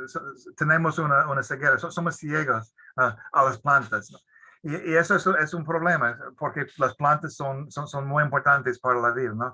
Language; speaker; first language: Spanish; non-native, fluent; English